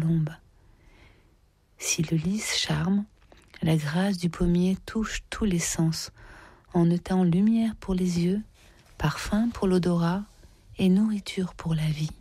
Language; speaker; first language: French; native; French